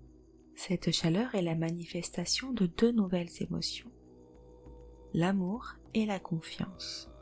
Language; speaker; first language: French; native; French